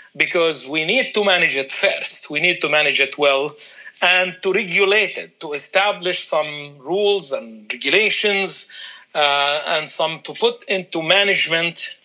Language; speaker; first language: English; non-native, fluent; Arabic